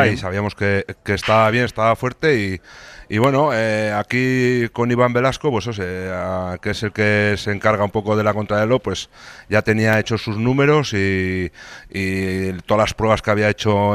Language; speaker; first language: Spanish; native; Spanish